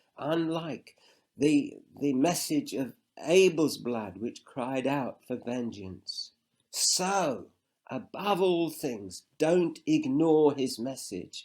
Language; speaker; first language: English; native; English